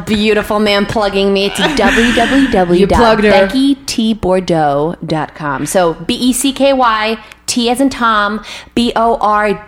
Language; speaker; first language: English; early bilingual, other home language; Hebrew